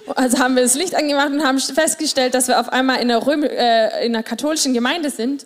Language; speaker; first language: German; native; German